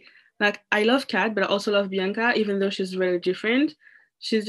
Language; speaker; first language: English; non-native, fluent; French